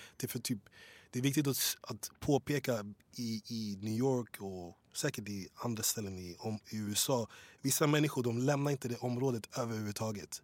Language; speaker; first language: Swedish; early bilingual, other home language; English